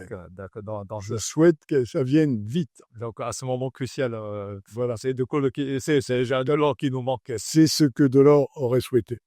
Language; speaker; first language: French; non-native, fluent; Chinese